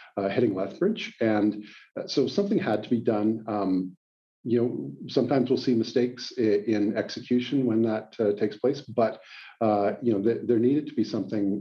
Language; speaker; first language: English; native; English